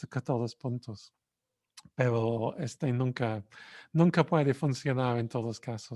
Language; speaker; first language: Spanish; non-native, fluent; English